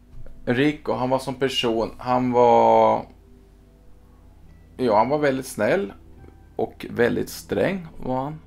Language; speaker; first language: Swedish; early bilingual, other home language; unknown